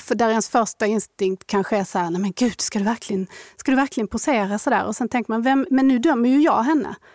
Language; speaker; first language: Swedish; native; Swedish